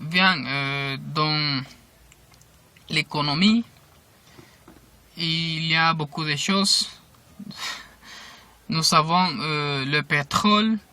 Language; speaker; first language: French; non-native, learner; Spanish